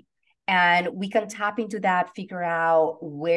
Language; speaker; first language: English; non-native, fluent; Spanish